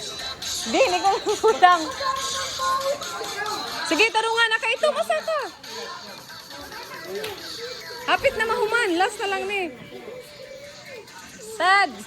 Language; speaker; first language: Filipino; non-native, local second language; Cebuano